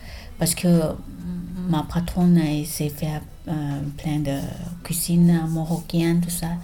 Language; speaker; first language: French; non-native, learner; Thai